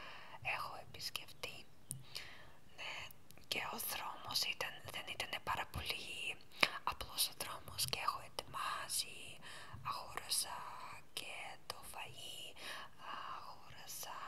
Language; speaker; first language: Greek; non-native, learner; Ukrainian